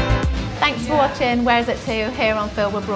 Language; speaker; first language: English; native; English